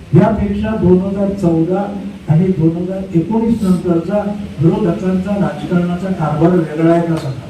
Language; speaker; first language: Marathi; native; Marathi